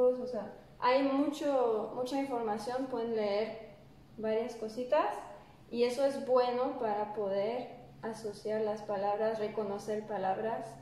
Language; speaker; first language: Spanish; non-native, fluent; French